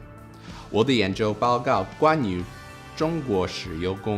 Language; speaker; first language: Chinese; non-native, fluent; English